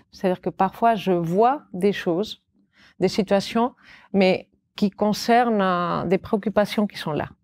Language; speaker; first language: French; non-native, fluent; Catalan